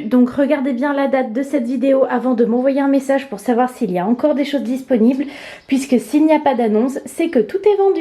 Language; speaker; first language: French; native; French